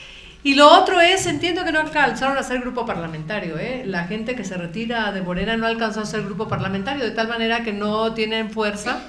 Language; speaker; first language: Spanish; native; Spanish